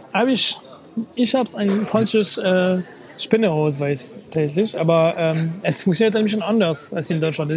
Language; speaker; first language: German; non-native, fluent; French